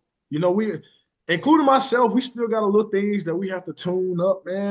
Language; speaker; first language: English; native; English